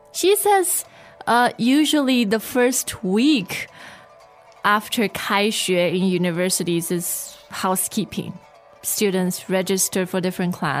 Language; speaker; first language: English; non-native, fluent; Chinese